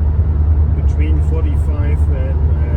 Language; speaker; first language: English; non-native, learner; German